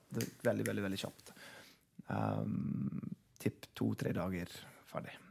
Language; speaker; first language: Norwegian; non-native, fluent; English